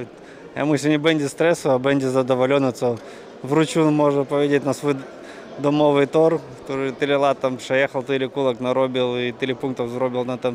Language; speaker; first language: Polish; non-native, learner; Russian